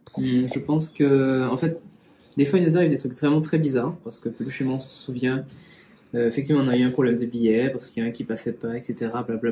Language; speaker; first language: French; native; French